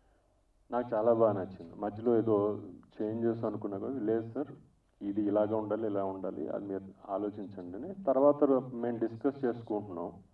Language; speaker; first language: Telugu; native; Telugu